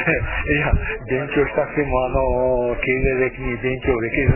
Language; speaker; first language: Japanese; native; Japanese